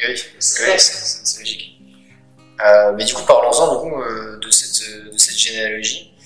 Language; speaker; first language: French; native; French